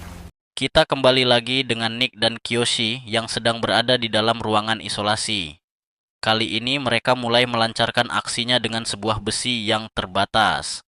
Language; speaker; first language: Indonesian; native; Indonesian